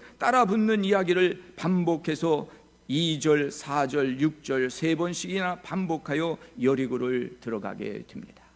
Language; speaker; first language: Korean; native; Korean